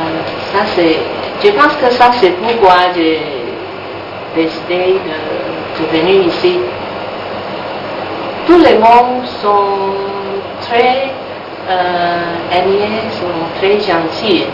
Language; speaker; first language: French; non-native, learner; Chinese